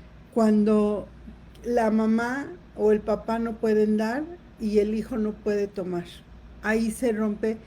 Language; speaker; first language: Spanish; native; Spanish